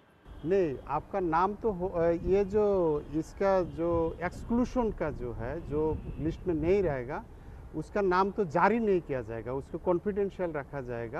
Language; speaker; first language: Urdu; non-native, local second language; Bangla